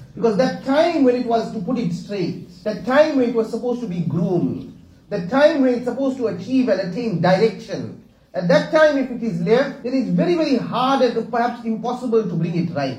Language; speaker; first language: English; native; English